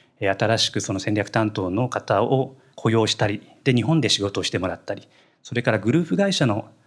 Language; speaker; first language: Japanese; native; Japanese